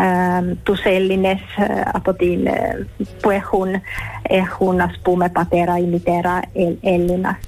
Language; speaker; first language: Greek; early bilingual, heritage; Finnish